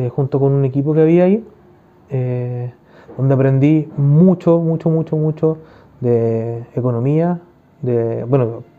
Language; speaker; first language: Spanish; native; Spanish